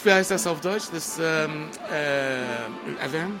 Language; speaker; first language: German; non-native, fluent; French